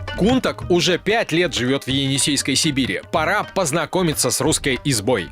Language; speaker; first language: Russian; native; Russian